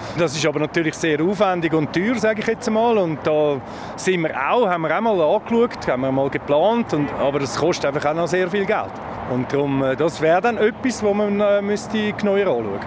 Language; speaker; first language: German; native; German